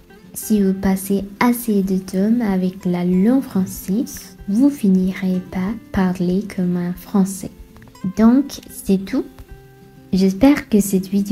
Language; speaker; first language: French; non-native, fluent; Sinhala